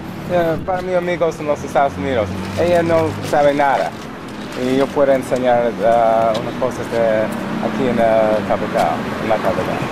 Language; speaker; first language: Spanish; non-native, learner; English